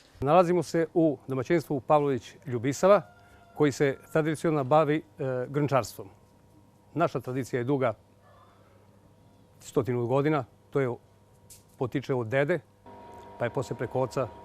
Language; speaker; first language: Bosnian; native; Bosnian